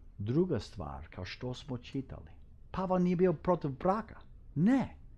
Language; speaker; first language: Croatian; early bilingual, heritage; Croatian